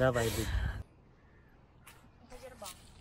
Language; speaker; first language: Russian; non-native, learner; Filipino